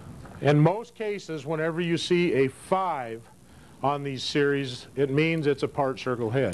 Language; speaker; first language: English; native; English